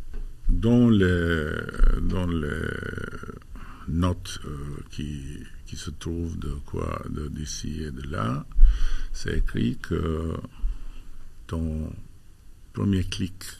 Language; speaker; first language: French; non-native, fluent; Albanian